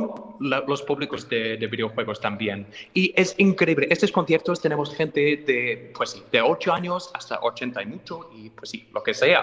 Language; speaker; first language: Spanish; non-native, fluent; English